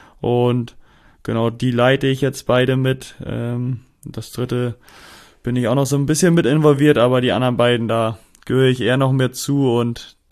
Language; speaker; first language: German; native; German